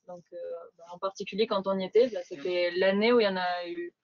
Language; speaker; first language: French; native; French